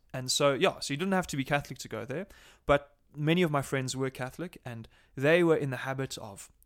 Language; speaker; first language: English; native; English